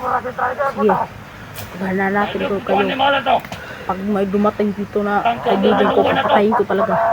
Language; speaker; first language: Filipino; non-native, local second language; Cebuano